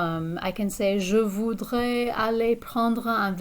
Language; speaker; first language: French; non-native, fluent; English